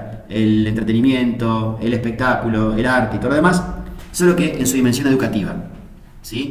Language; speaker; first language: Spanish; native; Spanish